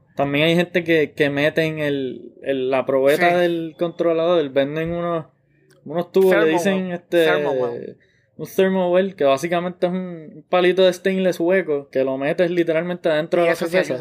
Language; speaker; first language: Spanish; native; Spanish